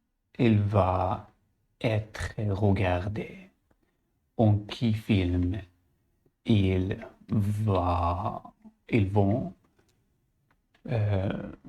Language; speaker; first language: French; non-native, learner; Arabic